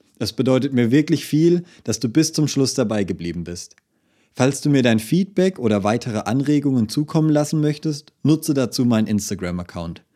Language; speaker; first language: German; native; German